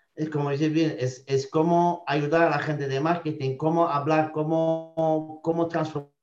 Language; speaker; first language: Spanish; non-native, fluent; French